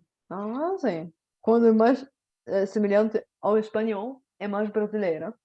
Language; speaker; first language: Portuguese; non-native, fluent; Bulgarian